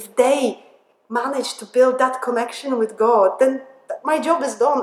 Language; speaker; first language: English; non-native, fluent; Polish